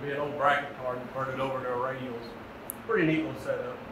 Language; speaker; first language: English; native; English